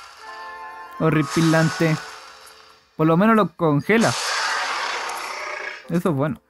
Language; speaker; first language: Spanish; native; Spanish